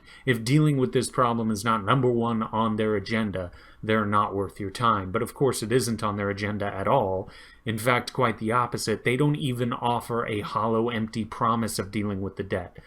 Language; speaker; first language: English; native; English